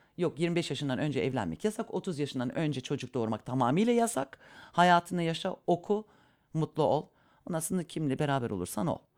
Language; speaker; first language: Turkish; early bilingual, heritage; Turkish